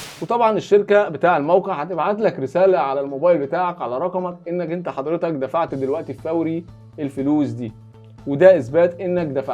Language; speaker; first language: Arabic; native; Arabic